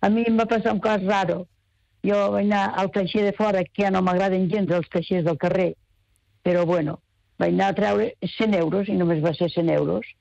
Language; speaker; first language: Catalan; native; Catalan